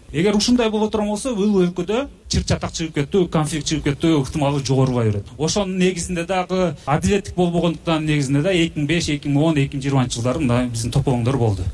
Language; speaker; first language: Kyrgyz; native; Kyrgyz